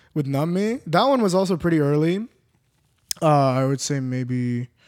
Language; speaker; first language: English; native; English